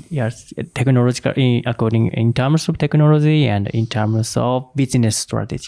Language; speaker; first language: English; non-native, learner; Japanese